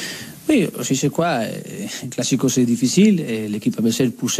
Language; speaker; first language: French; non-native, learner; Spanish